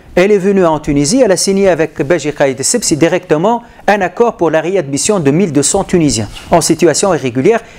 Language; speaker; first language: French; non-native, local second language; Arabic